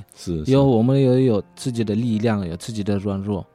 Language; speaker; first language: Chinese; non-native, fluent; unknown